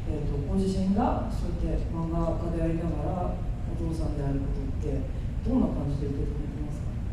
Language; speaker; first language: Japanese; native; Japanese